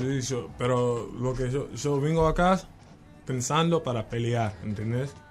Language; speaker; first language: Spanish; non-native, learner; English